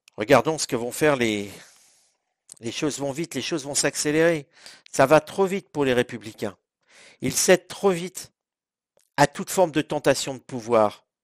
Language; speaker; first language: French; native; French